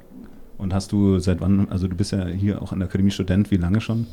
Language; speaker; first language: German; native; German